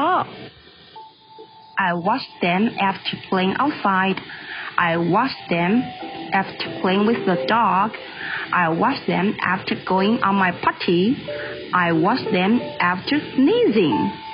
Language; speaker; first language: English; non-native, fluent; Chinese